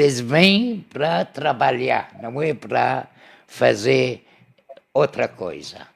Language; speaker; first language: Portuguese; non-native, learner; Arabic